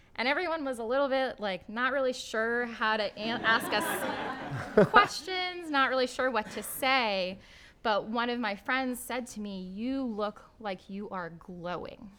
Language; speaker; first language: English; native; English